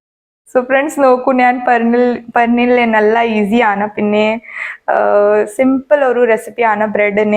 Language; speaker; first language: Malayalam; non-native, local second language; Hindi